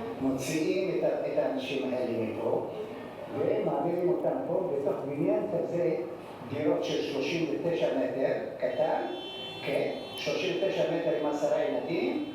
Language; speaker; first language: Hebrew; native; Hebrew